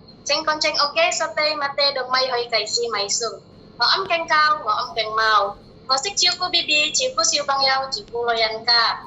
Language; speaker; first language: Cantonese; non-native, learner; Indonesian